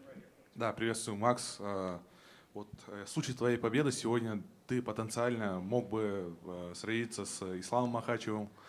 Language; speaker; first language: Russian; native; Russian